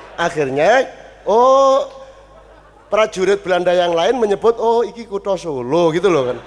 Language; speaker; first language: Indonesian; non-native, local second language; Javanese